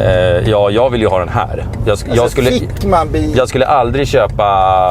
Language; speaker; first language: Swedish; native; Swedish